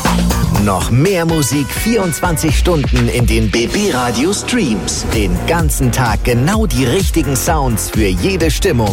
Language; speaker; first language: German; native; German